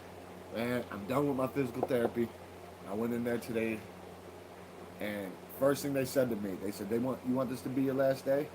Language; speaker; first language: English; native; English